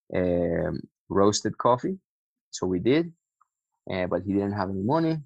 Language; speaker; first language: English; non-native, fluent; Spanish